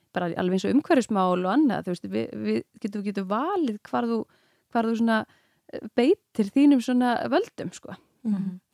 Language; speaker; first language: Icelandic; native; Icelandic